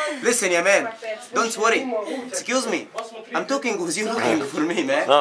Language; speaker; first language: English; non-native, learner; Arabic